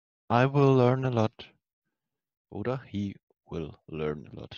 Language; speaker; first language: English; non-native, fluent; German